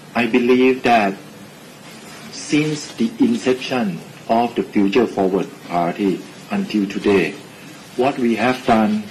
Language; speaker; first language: English; non-native, fluent; Thai